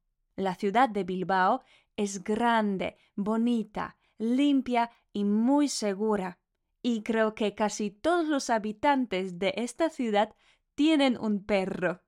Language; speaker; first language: Spanish; non-native, fluent; Polish